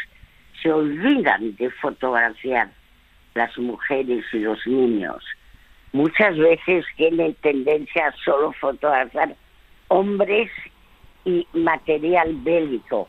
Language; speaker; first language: Spanish; early bilingual, other home language; French